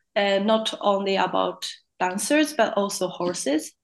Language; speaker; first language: English; non-native, fluent; Japanese